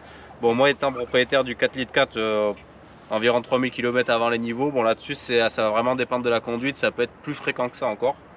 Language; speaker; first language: French; native; French